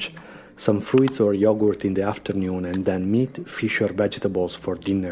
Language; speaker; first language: English; non-native, fluent; Italian